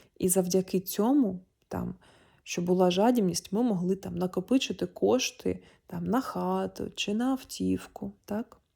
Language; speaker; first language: Ukrainian; non-native, local second language; Russian